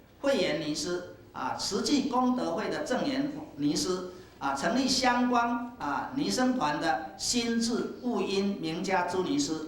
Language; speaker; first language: Chinese; native; Chinese